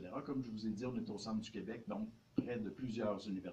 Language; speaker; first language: French; native; French